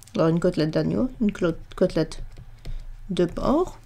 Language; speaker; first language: French; non-native, fluent; English